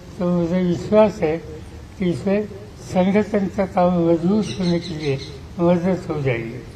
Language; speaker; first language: Hindi; non-native, local second language; Marathi